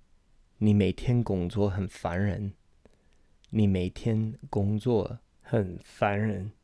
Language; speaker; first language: Chinese; non-native, fluent; English